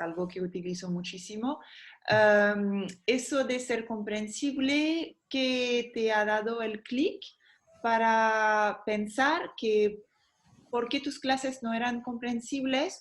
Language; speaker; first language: Spanish; non-native, fluent; French